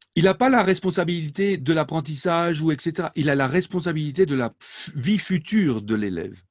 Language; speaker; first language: French; non-native, local second language; Swiss German